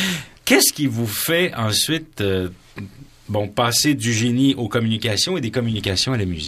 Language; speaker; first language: French; native; French